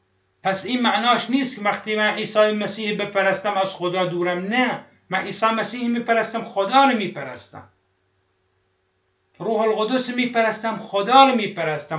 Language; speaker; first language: Persian; non-native, fluent; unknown